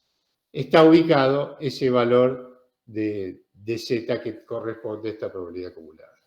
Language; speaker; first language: Spanish; native; Spanish